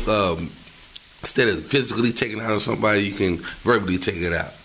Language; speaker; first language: English; native; English